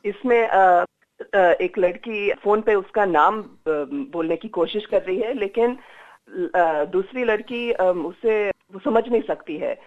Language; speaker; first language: Hindi; non-native, fluent; Kannada